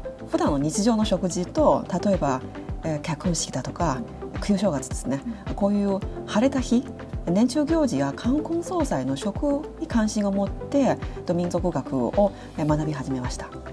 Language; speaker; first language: Japanese; non-native, fluent; Chinese